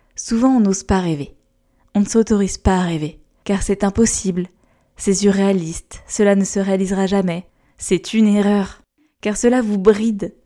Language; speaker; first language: French; native; French